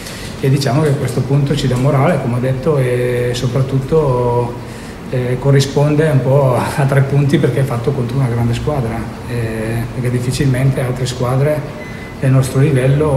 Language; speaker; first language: Italian; native; Italian